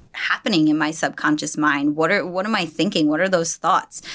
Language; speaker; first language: English; native; English